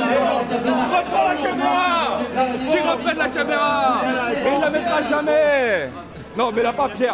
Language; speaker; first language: French; native; French